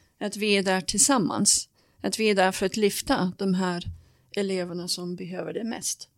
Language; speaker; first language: Swedish; non-native, fluent; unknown